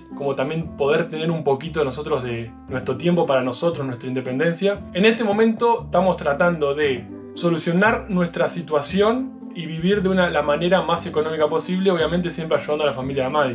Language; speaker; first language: Spanish; native; Spanish